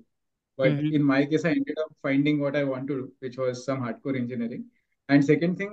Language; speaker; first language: English; non-native, local second language; Marathi